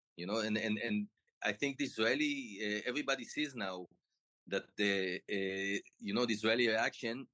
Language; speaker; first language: English; non-native, fluent; Hebrew